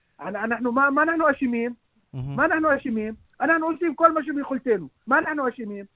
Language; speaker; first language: Hebrew; non-native, local second language; Arabic